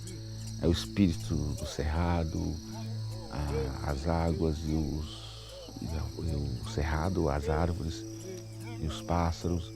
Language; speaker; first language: Portuguese; non-native, local second language; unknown